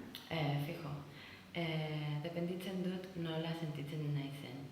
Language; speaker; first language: Basque; non-native, learner; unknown